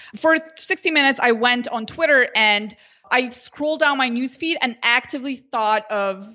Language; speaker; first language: English; non-native, fluent; Slovenian